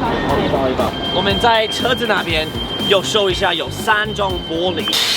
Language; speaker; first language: Chinese; non-native, fluent; English